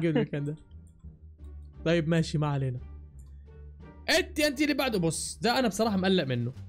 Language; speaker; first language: Arabic; native; Arabic